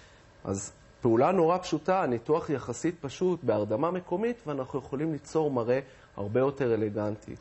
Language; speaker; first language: Hebrew; native; Hebrew